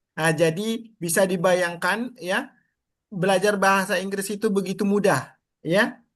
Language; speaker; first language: Indonesian; native; Indonesian